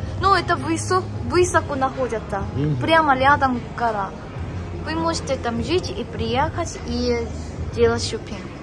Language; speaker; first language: Russian; non-native, learner; Korean